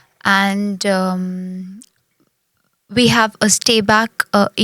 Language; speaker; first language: English; non-native, local second language; Tamil